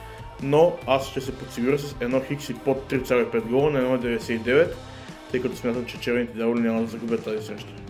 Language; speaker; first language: Bulgarian; native; Bulgarian